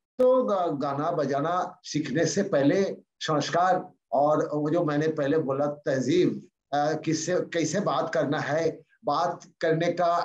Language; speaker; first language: Hindi; non-native, local second language; Bangla